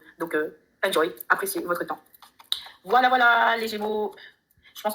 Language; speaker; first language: French; native; French